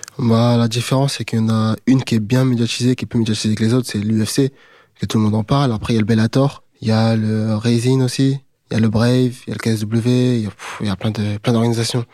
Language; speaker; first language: French; native; French